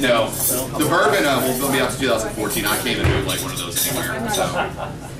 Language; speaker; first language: English; native; English